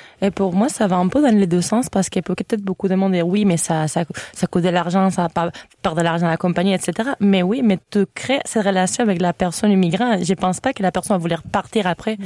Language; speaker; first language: French; non-native, fluent; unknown